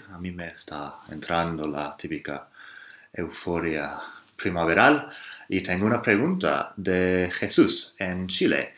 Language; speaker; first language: Spanish; non-native, fluent; English